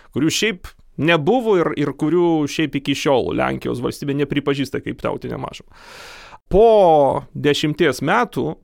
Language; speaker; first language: Lithuanian; non-native, local second language; Polish